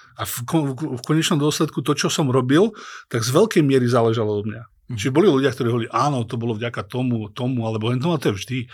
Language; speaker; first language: Slovak; native; Slovak